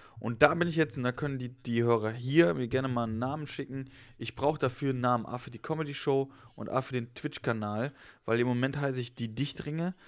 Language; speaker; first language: German; native; German